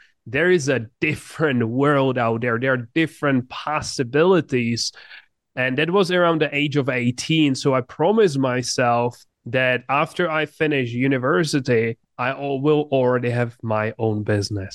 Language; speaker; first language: English; non-native, fluent; Czech